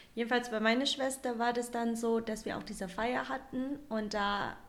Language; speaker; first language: German; non-native, fluent; Vietnamese